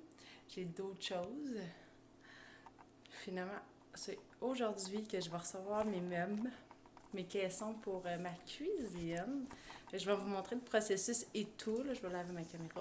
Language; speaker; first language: French; native; French